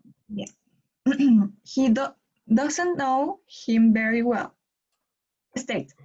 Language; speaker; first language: English; non-native, learner; Spanish